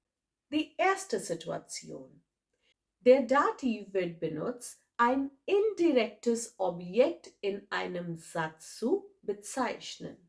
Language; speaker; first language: German; non-native, fluent; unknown